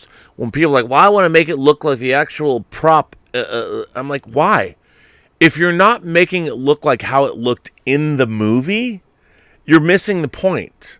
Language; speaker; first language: English; native; English